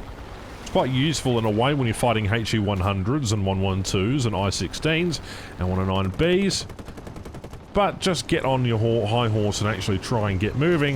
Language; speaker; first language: English; native; English